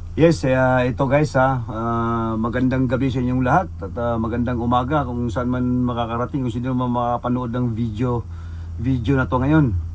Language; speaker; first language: Filipino; non-native, local second language; Cebuano